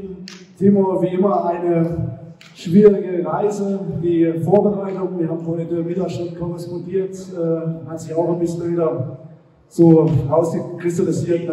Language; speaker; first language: German; native; German